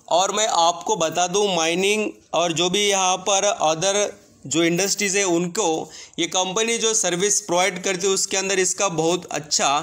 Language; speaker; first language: Hindi; native; Hindi